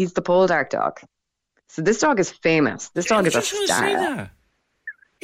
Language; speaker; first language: English; non-native, local second language; Irish